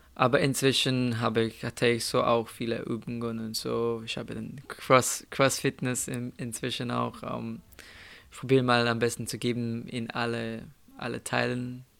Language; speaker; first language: German; non-native, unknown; Slovenian